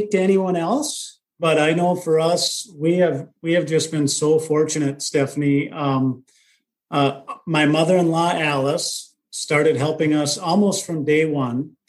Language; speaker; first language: English; native; English